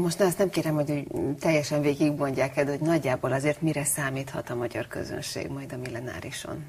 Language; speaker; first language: Hungarian; native; Hungarian